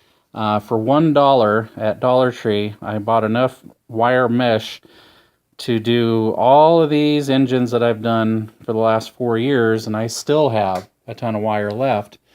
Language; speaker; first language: English; native; English